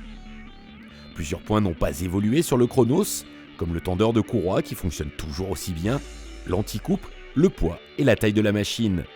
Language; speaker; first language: French; native; French